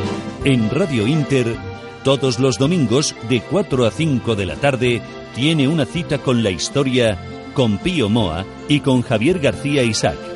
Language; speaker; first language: Spanish; native; Spanish